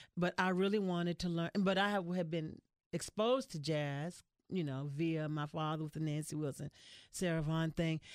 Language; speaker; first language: English; native; English